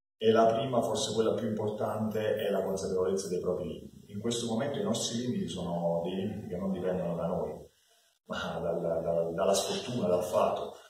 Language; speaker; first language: Italian; native; Italian